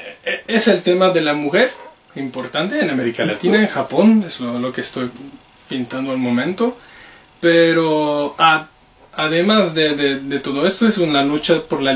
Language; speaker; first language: Spanish; non-native, fluent; French